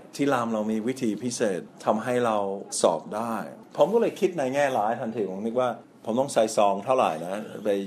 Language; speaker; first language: Thai; non-native, fluent; English